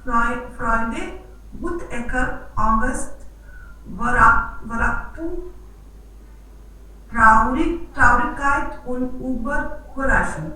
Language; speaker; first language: German; non-native, learner; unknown